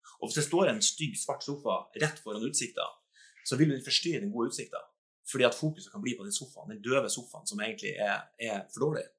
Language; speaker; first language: Norwegian; native; Norwegian